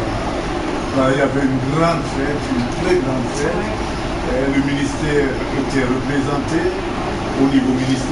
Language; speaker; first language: French; non-native, local second language; Wolof